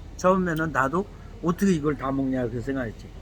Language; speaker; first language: Korean; native; Korean